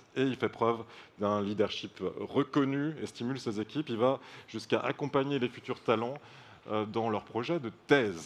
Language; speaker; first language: French; native; French